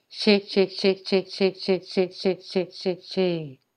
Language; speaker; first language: English; non-native, learner; Italian